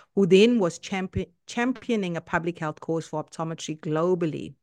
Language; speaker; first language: English; native; English